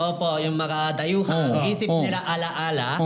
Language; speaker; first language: Filipino; non-native, learner; Japanese